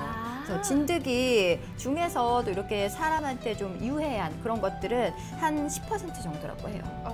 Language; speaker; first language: Korean; native; Korean